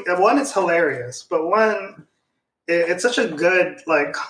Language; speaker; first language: English; non-native, local second language; Filipino